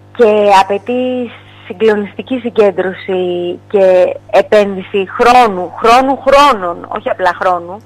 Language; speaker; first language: Greek; native; Greek